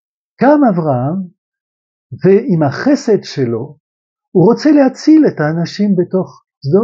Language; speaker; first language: Hebrew; non-native, fluent; French